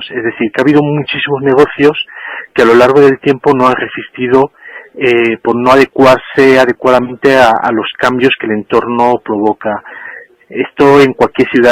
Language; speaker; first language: Spanish; native; Spanish